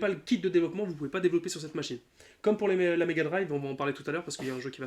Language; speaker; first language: French; native; French